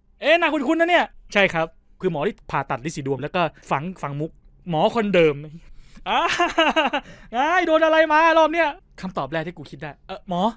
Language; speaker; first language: Thai; native; Thai